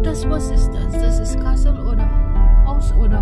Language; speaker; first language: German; non-native, learner; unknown